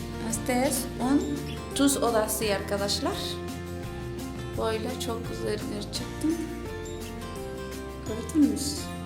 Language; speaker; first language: Turkish; non-native, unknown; Spanish